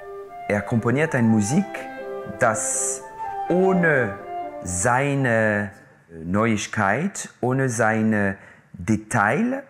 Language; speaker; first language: German; non-native, local second language; French